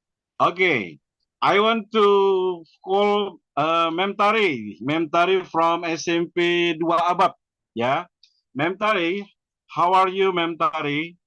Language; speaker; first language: English; non-native, learner; Indonesian